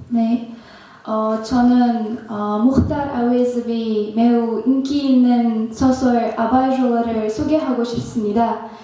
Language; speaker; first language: Korean; non-native, fluent; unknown